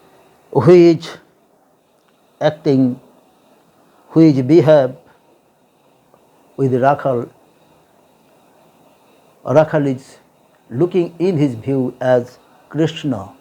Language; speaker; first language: English; non-native, local second language; Bangla